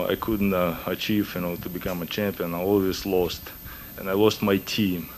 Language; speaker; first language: English; non-native, fluent; Russian